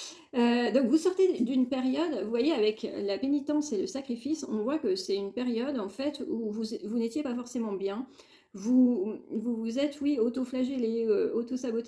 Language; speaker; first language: French; native; French